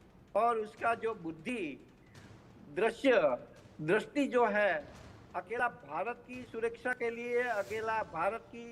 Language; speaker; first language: Hindi; non-native, local second language; Gujarati